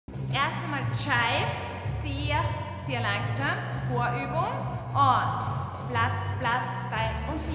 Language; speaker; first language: German; native; German